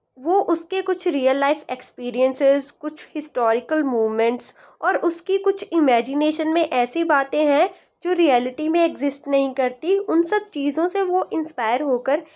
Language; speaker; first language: Hindi; native; Hindi